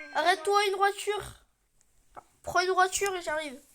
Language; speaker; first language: French; native; French